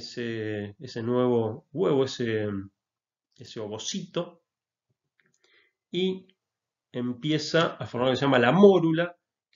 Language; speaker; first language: Spanish; native; Spanish